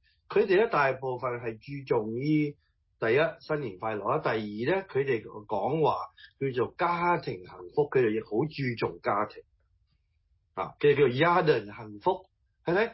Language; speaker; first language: Chinese; early bilingual, heritage; Cantonese